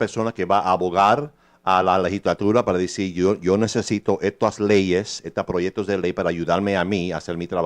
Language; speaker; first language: Spanish; early bilingual, heritage; English